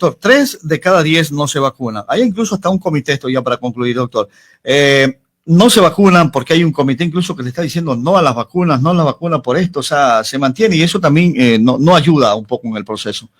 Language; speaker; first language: Spanish; native; Spanish